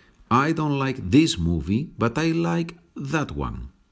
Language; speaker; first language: English; non-native, fluent; Spanish